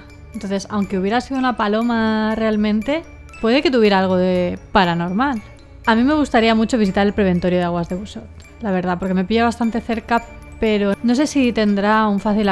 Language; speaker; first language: Spanish; native; Spanish